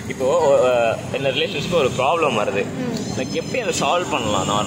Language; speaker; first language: Tamil; native; Tamil